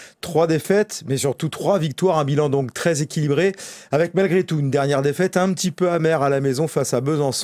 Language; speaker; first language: French; native; French